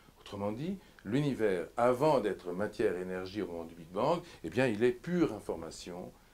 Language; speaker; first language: French; native; French